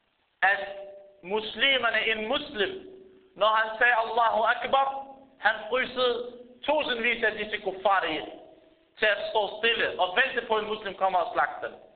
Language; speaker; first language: Danish; early bilingual, other home language; Arabic